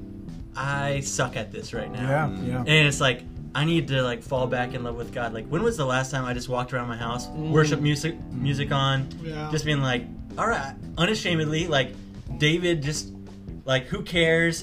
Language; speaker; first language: English; native; English